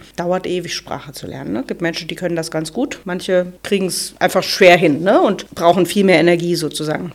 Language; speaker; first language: German; native; German